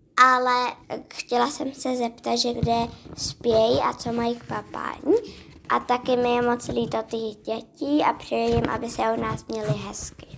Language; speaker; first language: Czech; early bilingual, other home language; Slovak